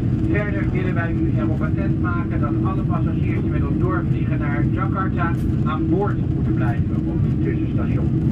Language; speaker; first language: Dutch; native; Dutch